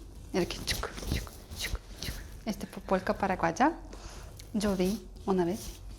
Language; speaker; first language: Spanish; non-native, learner; Russian